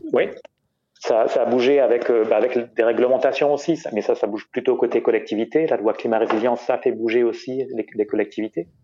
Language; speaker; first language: French; native; French